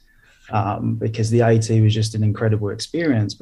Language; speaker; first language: English; native; English